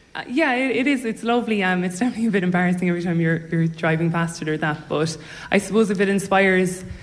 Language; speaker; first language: English; native; English